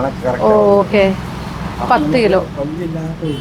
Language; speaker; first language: Malayalam; native; Malayalam